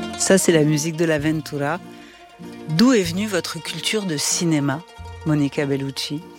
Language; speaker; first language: French; native; French